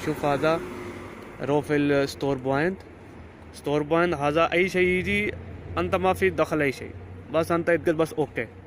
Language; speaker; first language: Arabic; non-native, learner; Urdu